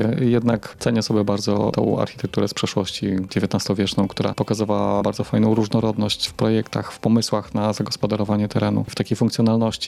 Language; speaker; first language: Polish; native; Polish